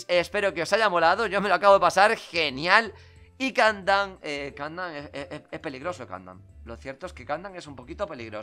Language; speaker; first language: Spanish; native; Spanish